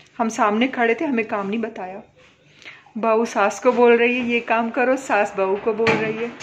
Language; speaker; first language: Urdu; non-native, local second language; Baluchi